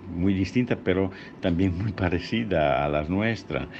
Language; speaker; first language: Spanish; non-native, learner; Italian